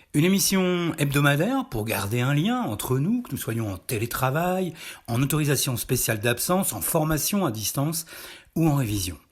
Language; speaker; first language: French; native; French